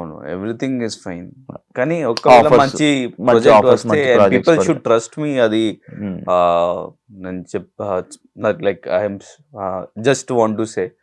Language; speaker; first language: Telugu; non-native, learner; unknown